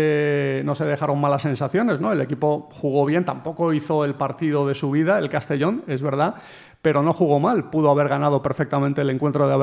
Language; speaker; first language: Spanish; native; Spanish